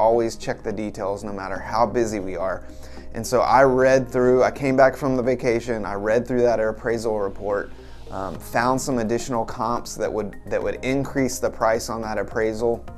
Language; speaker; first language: English; native; English